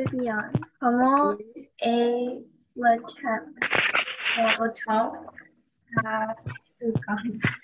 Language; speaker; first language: French; non-native, learner; English